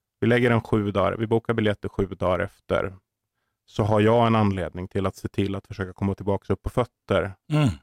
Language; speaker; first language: Swedish; native; Swedish